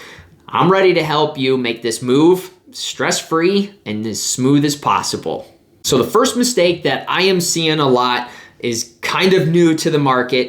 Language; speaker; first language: English; native; English